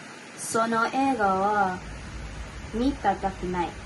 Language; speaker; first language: Japanese; non-native, learner; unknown